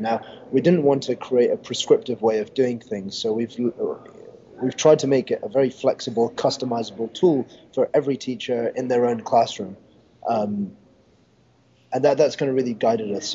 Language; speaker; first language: English; native; English